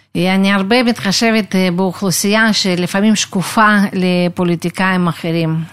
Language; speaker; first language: Hebrew; non-native, fluent; Russian